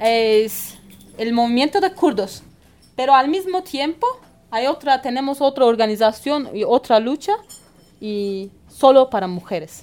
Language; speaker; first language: Spanish; non-native, learner; Kurdish